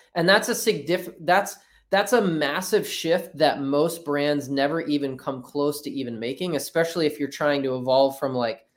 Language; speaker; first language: English; native; English